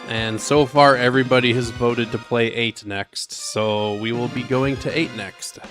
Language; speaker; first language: English; native; English